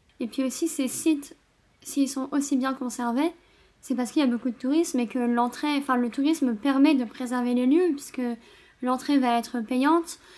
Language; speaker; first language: French; native; French